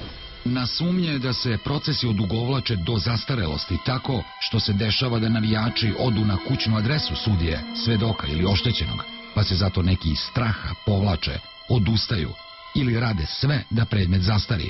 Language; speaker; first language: Serbian; native; Serbian